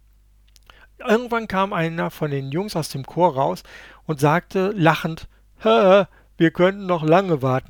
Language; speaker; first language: German; native; German